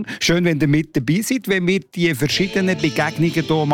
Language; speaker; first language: German; native; German